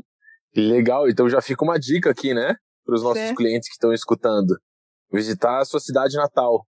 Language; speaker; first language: Portuguese; native; Portuguese